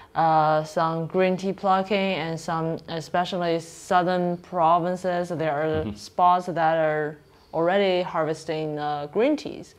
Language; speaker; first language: English; non-native, fluent; Chinese